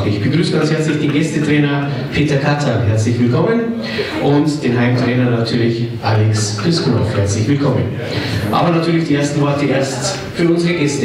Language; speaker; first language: German; native; German